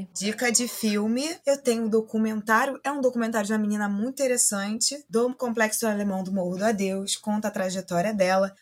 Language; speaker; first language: Portuguese; native; Portuguese